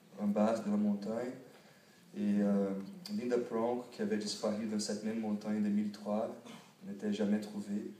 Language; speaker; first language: French; non-native, fluent; Portuguese